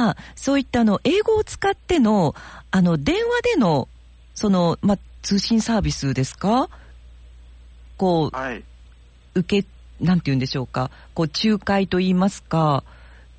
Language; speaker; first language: Japanese; native; Japanese